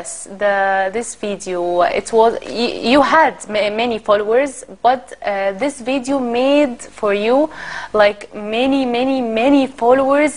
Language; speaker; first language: English; non-native, learner; Arabic